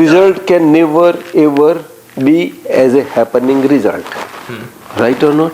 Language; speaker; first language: English; non-native, local second language; Gujarati